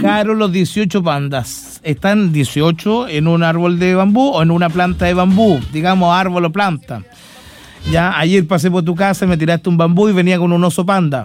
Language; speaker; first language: Spanish; native; Spanish